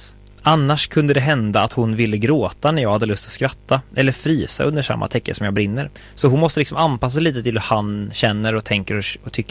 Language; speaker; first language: Swedish; native; Swedish